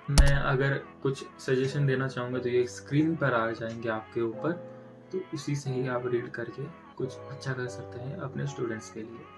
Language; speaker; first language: Hindi; non-native, local second language; Marathi